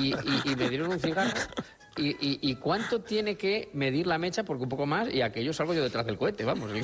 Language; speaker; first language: Spanish; native; Spanish